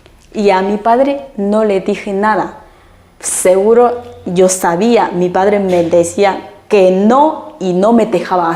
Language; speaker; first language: Spanish; non-native, fluent; Chinese